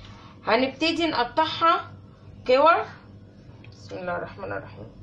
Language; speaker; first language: Arabic; native; Arabic